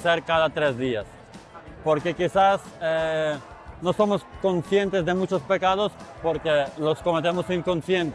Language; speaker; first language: Spanish; non-native, fluent; Ukrainian